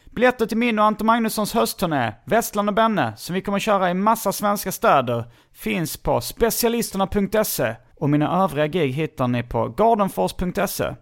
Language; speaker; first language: Swedish; native; Swedish